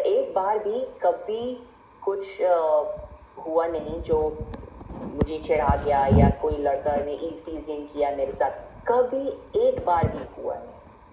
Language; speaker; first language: Hindi; non-native, fluent; English